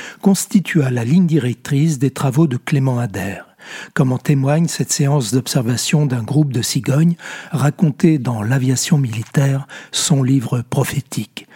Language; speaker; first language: French; native; French